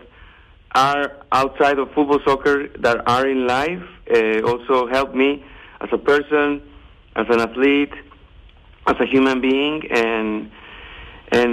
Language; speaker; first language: English; non-native, fluent; Spanish